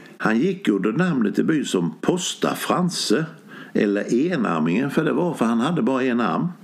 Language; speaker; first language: Swedish; native; Swedish